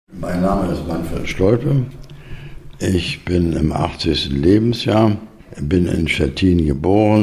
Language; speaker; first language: German; native; German